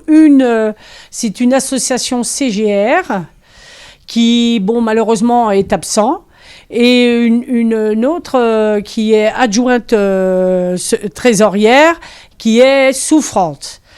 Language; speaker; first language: French; native; French